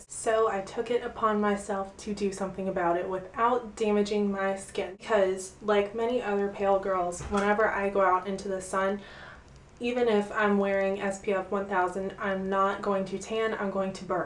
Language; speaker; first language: English; native; English